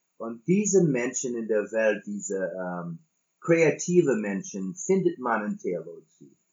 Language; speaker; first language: German; non-native, fluent; English